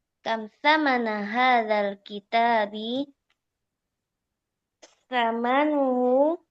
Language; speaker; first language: Arabic; non-native, learner; Indonesian